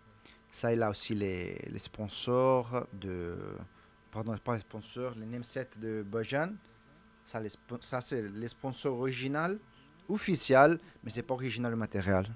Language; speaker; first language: French; non-native, learner; Italian